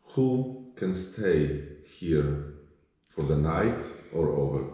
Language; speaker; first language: English; non-native, learner; Polish